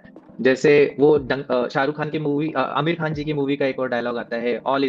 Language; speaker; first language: Hindi; native; Hindi